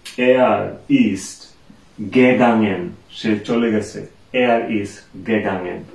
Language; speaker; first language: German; non-native, fluent; Bangla